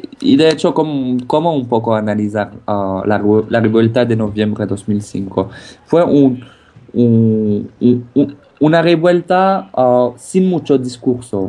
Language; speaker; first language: Spanish; non-native, fluent; French